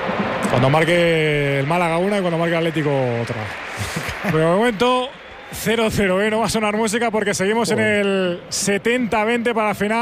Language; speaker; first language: Spanish; native; Spanish